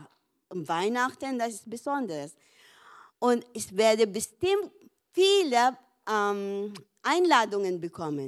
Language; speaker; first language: German; non-native, learner; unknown